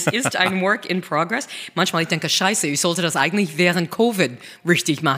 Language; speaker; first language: German; non-native, fluent; English